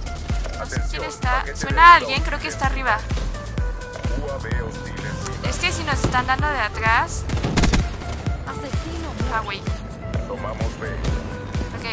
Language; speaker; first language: Spanish; native; Spanish